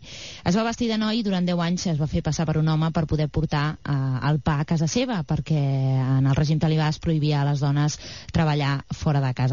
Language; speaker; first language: Catalan; native; Catalan